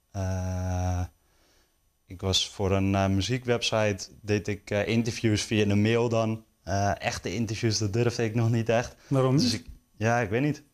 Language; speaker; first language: Dutch; native; Dutch